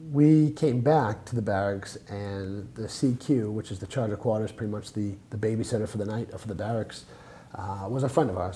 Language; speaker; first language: English; native; English